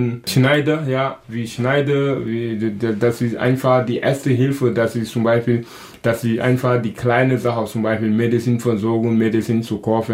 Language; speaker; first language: German; non-native, local second language; Wolof